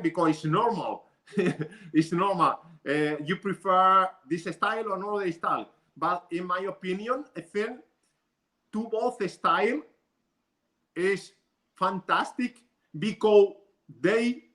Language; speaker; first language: English; non-native, learner; Spanish